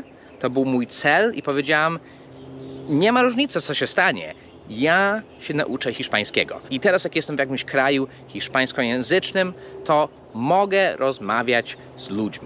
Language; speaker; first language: Polish; early bilingual, heritage; English